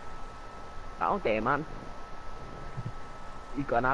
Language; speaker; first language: English; native; English